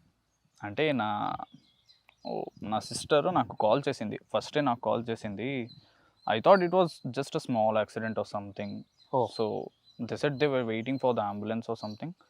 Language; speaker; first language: Telugu; non-native, learner; Kannada